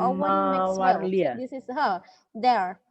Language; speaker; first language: English; non-native, learner; Indonesian